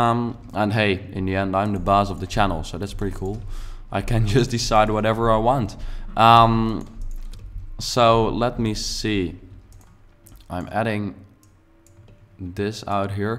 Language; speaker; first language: English; non-native, fluent; Dutch